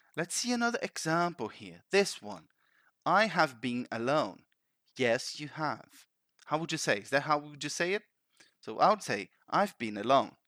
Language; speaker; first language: English; non-native, fluent; Portuguese